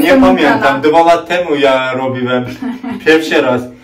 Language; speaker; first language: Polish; non-native, learner; Turkish